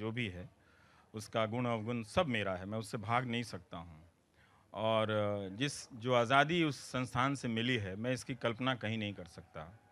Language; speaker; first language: Hindi; non-native, local second language; Bhojpuri